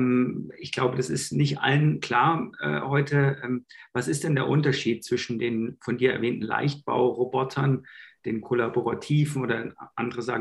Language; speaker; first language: German; native; German